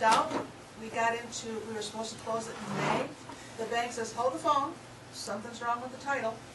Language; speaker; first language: English; native; English